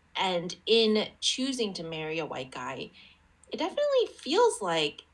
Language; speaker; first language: English; early bilingual, other home language; Chinese